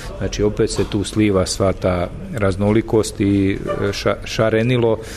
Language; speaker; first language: Serbian; non-native, local second language; Hungarian